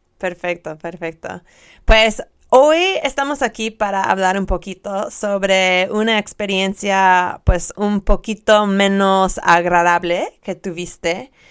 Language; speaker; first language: Spanish; non-native, fluent; English